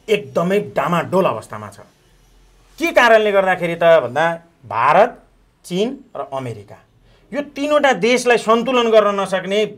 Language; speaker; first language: Nepali; native; Nepali